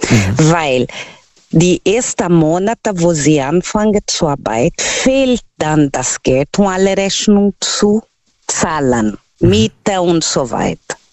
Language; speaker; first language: German; non-native, learner; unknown